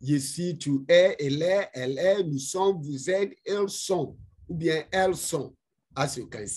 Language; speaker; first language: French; non-native, fluent; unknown